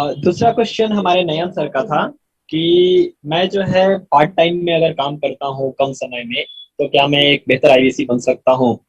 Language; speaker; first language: Hindi; native; Hindi